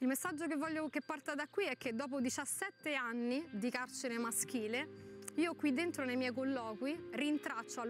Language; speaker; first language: Italian; native; Italian